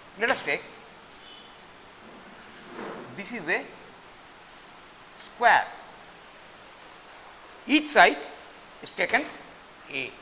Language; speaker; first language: English; non-native, local second language; Bangla